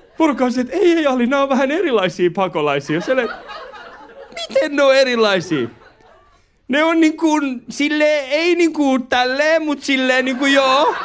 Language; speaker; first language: Finnish; early bilingual, other home language; Persian